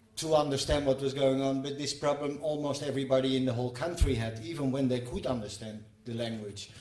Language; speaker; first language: English; non-native, fluent; Dutch